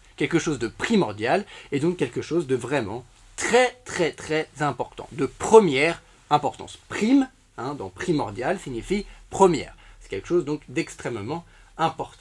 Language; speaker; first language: French; native; French